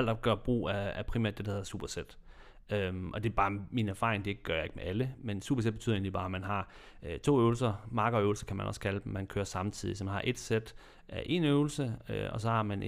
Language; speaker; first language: Danish; native; Danish